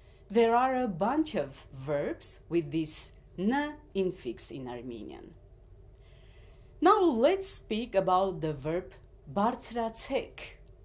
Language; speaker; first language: English; non-native, fluent; Armenian